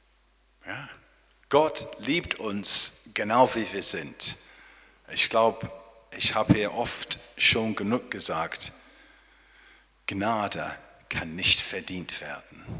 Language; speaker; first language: German; non-native, fluent; English